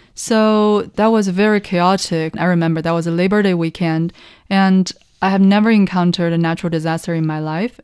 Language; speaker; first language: English; non-native, fluent; Chinese